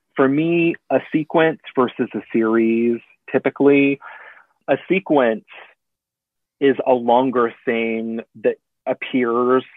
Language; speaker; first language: English; native; English